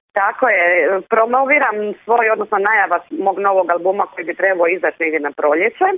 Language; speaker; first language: Croatian; native; Croatian